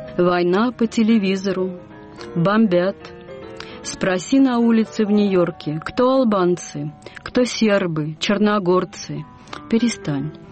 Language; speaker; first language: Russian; native; Russian